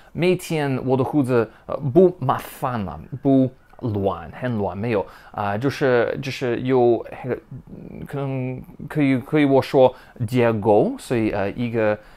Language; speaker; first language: Chinese; non-native, learner; English